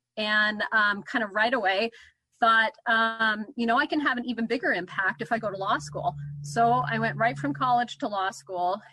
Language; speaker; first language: English; native; English